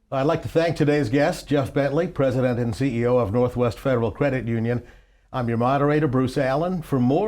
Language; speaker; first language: English; native; English